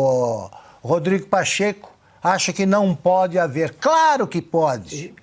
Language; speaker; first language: Portuguese; native; Portuguese